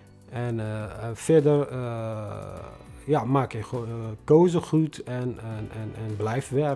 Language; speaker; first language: Dutch; non-native, fluent; Tigrinya